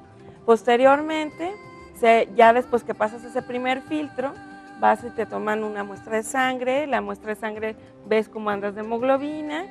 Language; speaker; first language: Spanish; native; Spanish